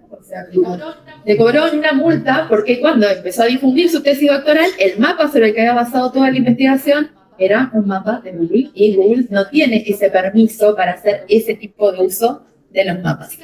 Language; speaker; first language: Spanish; native; Spanish